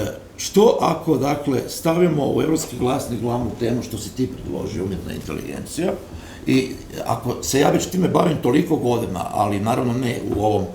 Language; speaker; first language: Croatian; native; Croatian